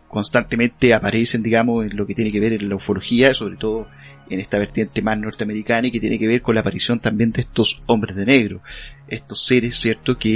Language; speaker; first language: Spanish; native; Spanish